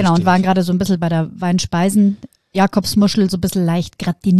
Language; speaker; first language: German; native; German